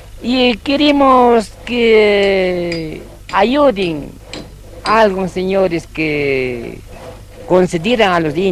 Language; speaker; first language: Spanish; non-native, local second language; Quechua